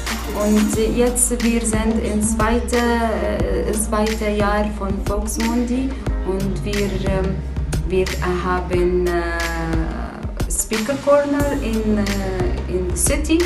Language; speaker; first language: German; non-native, learner; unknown